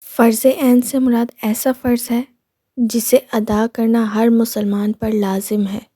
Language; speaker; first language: Urdu; native; Urdu